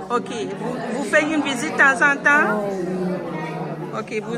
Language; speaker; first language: French; non-native, learner; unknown